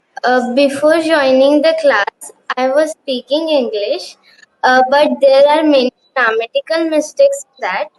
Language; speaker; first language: English; non-native, learner; Marathi